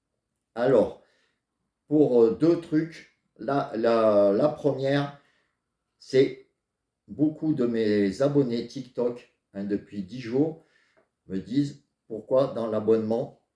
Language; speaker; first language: French; native; French